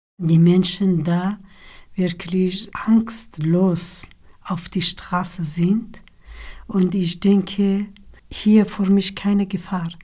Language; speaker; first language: German; non-native, learner; Kurdish